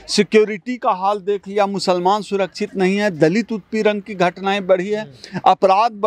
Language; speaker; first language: Hindi; native; Hindi